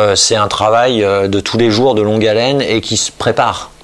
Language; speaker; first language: French; native; French